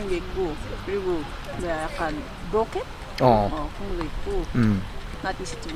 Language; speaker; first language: Korean; non-native, fluent; Filipino